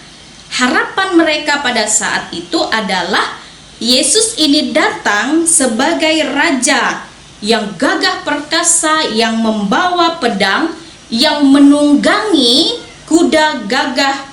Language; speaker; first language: Indonesian; native; Indonesian